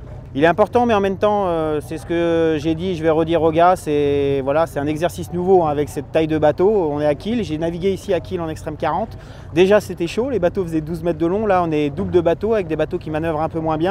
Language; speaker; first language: French; native; French